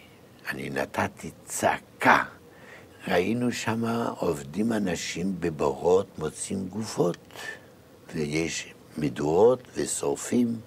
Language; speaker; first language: Hebrew; non-native, fluent; Yiddish